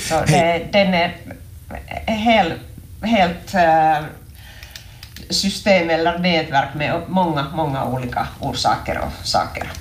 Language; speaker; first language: Swedish; non-native, local second language; Finnish